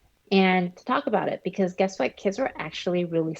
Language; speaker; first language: English; early bilingual, other home language; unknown